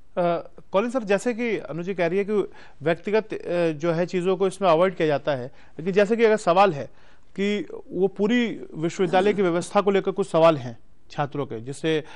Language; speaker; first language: Hindi; native; Hindi